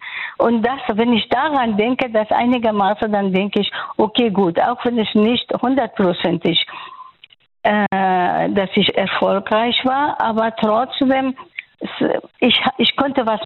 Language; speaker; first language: German; non-native, fluent; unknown